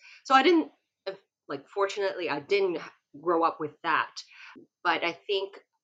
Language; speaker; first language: English; non-native, local second language; Cantonese